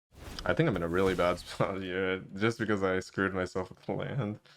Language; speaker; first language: English; native; English